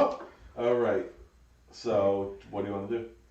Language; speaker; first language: English; native; English